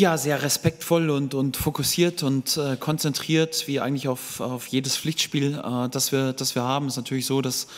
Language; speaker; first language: German; native; German